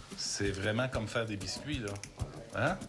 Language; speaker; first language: French; native; French